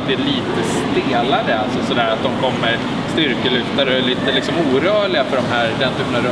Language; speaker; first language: Swedish; native; Swedish